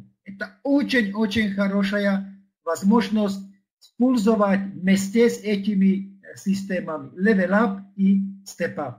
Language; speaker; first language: Russian; non-native, fluent; Czech